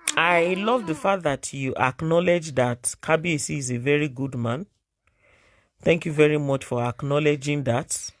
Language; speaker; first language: English; non-native, local second language; Yoruba